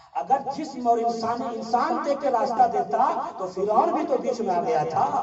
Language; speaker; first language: Urdu; native; Urdu